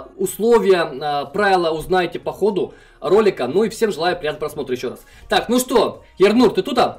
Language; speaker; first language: Russian; non-native, local second language; Kazakh